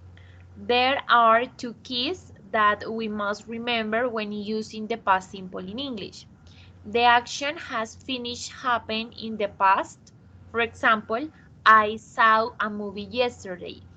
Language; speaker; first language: English; non-native, learner; Spanish